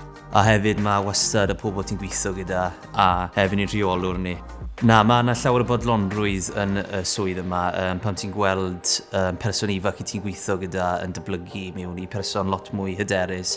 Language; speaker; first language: Welsh; native; Welsh